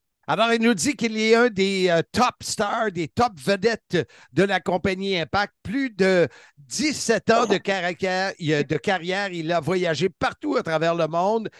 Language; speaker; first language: French; native; French